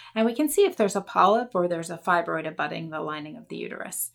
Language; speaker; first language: English; native; English